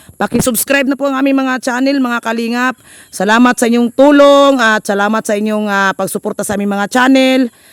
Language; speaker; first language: Filipino; non-native, local second language; Cebuano